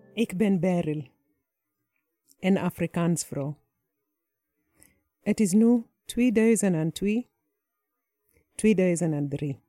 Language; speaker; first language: Dutch; non-native, fluent; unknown